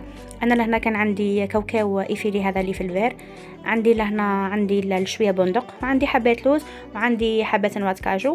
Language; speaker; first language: Arabic; native; Arabic